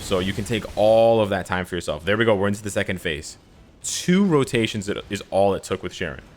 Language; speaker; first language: English; native; English